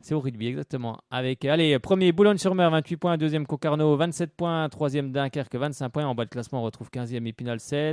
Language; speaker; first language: French; native; French